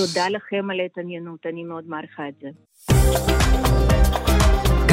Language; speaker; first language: Hebrew; non-native, fluent; Russian